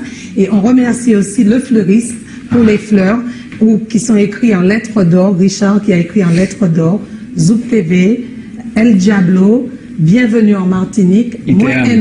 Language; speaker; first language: French; native; French